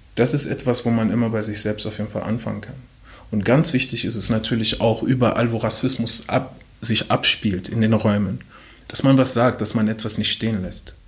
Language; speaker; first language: German; early bilingual, other home language; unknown